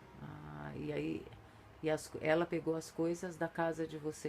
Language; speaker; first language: Portuguese; native; Portuguese